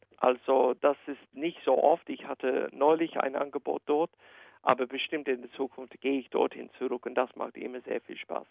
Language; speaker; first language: German; non-native, fluent; English